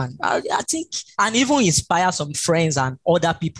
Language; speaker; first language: English; non-native, local second language; Yoruba